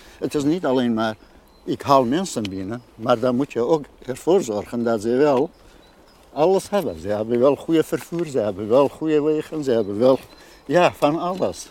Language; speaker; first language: Dutch; non-native, fluent; Kurdish